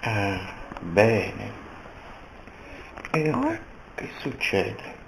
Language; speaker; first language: Italian; native; Italian